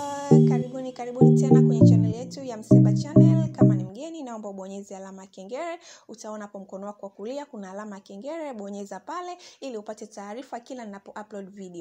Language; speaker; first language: Swahili; native; Swahili